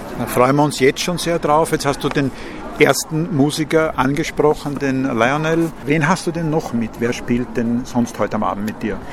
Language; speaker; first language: German; native; German